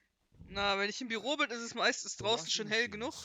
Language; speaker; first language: German; native; German